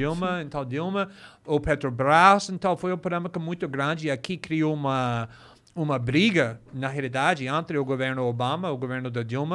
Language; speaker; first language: Portuguese; non-native, fluent; English